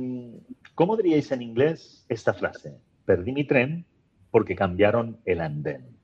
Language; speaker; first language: Spanish; native; Spanish